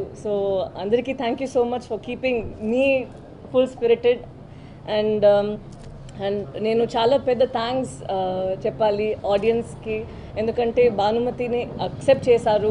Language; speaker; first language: Telugu; non-native, fluent; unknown